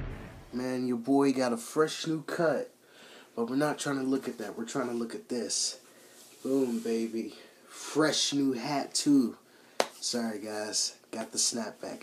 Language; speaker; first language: English; native; English